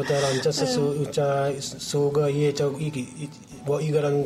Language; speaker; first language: Chinese; non-native, learner; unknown